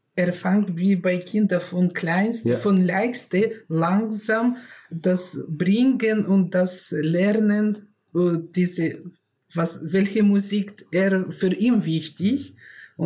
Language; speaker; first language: German; non-native, learner; Russian